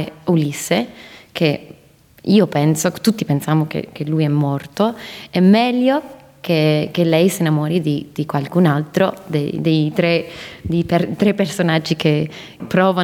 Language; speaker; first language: Italian; non-native, fluent; English